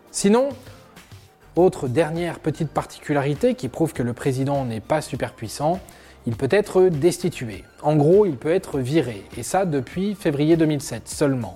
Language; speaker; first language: French; native; French